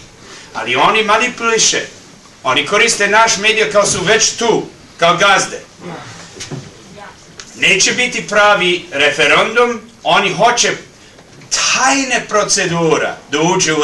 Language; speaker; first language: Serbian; early bilingual, heritage; Serbian